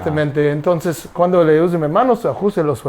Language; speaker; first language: Spanish; non-native, learner; English